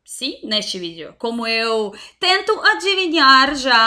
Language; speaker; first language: Portuguese; non-native, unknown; Russian